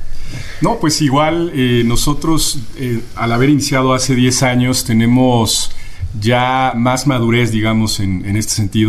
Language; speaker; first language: Spanish; native; Spanish